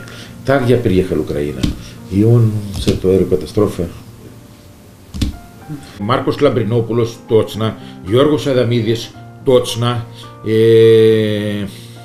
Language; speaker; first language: Russian; non-native, learner; Greek